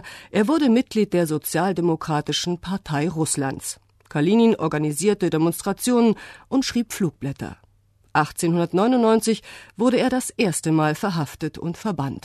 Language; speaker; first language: German; native; German